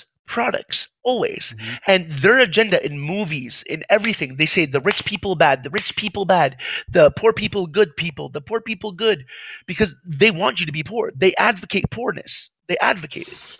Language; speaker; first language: English; native; English